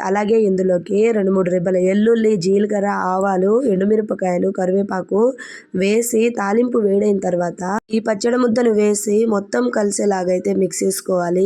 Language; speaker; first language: Telugu; non-native, local second language; Lambadi